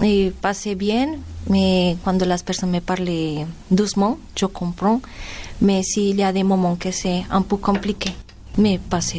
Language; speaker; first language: French; non-native, learner; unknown